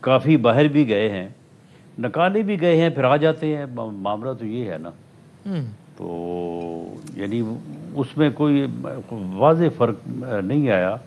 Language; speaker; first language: Urdu; non-native, local second language; Punjabi